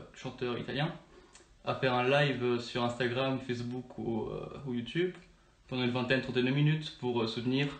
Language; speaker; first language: French; early bilingual, other home language; Italian